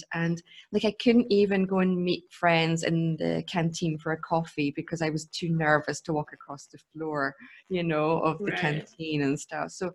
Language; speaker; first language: English; native; English